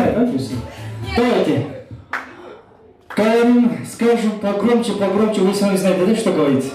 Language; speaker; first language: Russian; non-native, local second language; Kyrgyz